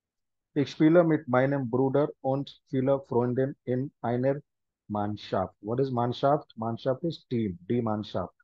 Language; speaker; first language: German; non-native, fluent; Hindi